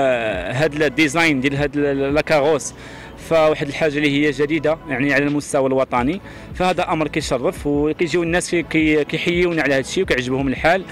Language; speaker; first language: Arabic; native; Arabic